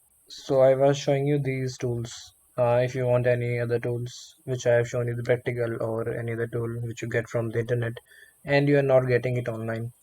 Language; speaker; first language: English; non-native, local second language; Hindi